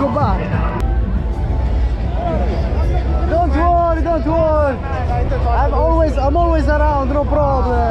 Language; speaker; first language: English; non-native, fluent; Italian